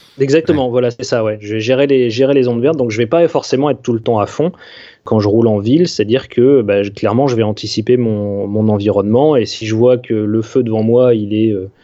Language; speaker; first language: French; native; French